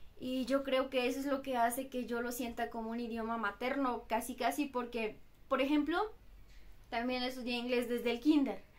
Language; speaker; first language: Spanish; non-native, fluent; Bulgarian